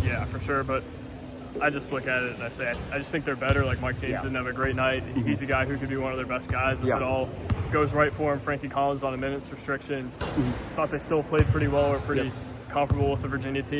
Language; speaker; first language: English; native; English